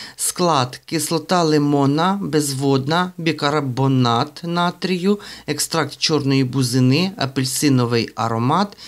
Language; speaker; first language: Ukrainian; non-native, local second language; Russian